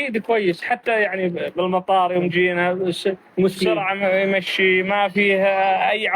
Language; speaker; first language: Arabic; native; Arabic